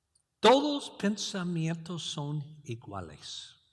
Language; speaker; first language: Spanish; non-native, learner; English